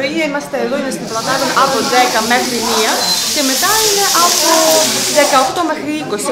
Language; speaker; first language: Greek; non-native, learner; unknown